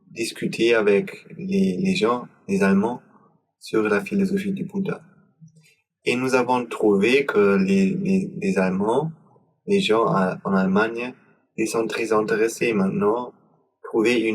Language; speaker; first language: French; non-native, learner; German